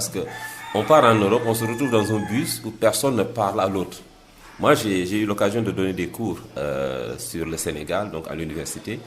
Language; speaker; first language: French; non-native, local second language; Wolof